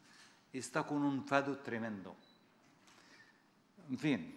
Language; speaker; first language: Spanish; non-native, fluent; Arabic